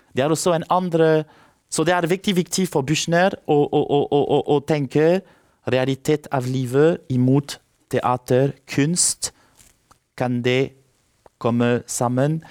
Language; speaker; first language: Norwegian; non-native, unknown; French